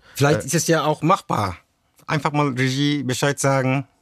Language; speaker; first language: German; early bilingual, other home language; Turkish